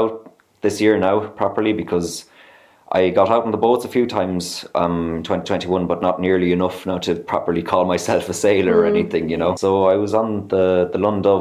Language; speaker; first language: English; native; English